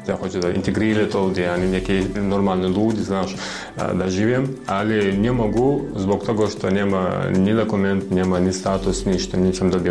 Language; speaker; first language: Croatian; non-native, learner; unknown